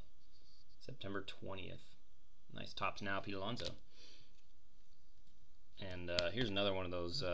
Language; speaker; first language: English; native; English